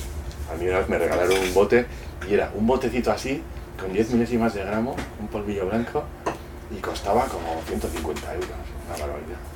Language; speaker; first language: Spanish; native; Spanish